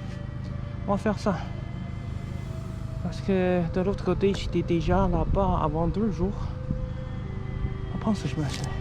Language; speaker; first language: French; non-native, fluent; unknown